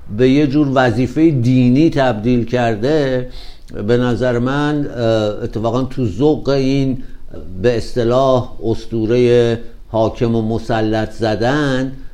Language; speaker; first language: Persian; native; Persian